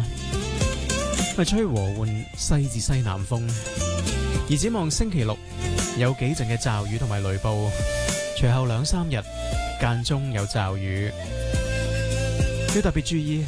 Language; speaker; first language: Chinese; non-native, local second language; Cantonese